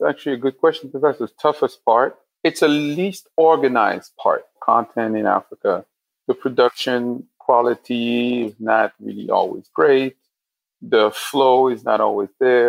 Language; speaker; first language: English; non-native, local second language; French